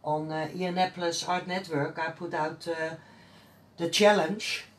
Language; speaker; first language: English; non-native, learner; Dutch